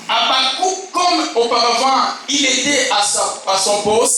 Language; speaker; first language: French; non-native, local second language; Lingala